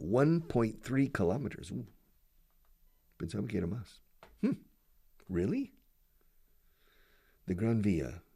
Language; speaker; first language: Spanish; non-native, fluent; English